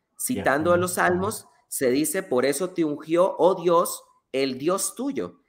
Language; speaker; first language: Spanish; native; Spanish